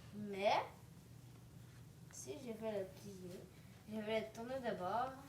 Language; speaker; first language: French; native; French